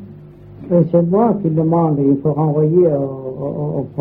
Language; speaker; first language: French; non-native, learner; Vietnamese